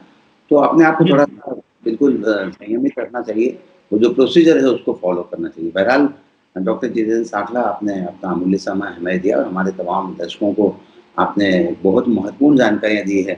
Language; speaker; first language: Hindi; native; Hindi